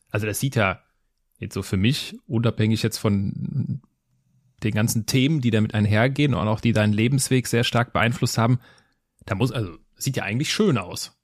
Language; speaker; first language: German; native; German